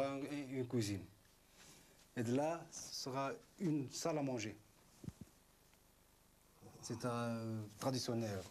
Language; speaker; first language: French; non-native, local second language; Arabic